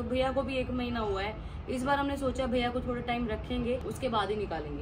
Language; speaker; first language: Hindi; native; Hindi